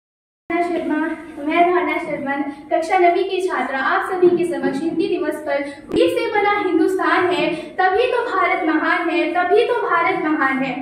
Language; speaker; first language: Hindi; native; Hindi